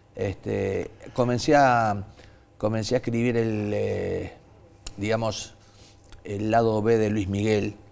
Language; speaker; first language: Spanish; native; Spanish